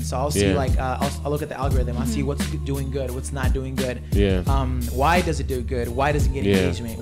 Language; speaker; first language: English; early bilingual, other home language; Spanish